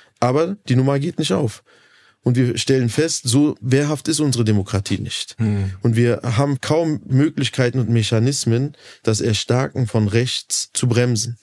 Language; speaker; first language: German; early bilingual, other home language; Turkish